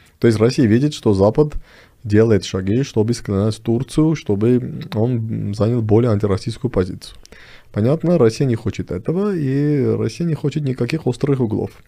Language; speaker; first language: Russian; non-native, local second language; Armenian